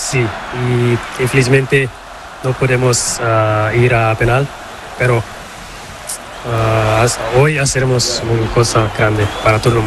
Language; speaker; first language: Spanish; non-native, learner; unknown